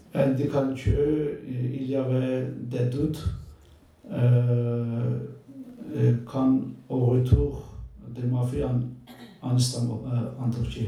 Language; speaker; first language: French; non-native, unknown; Turkish